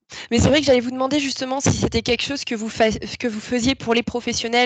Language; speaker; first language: French; native; French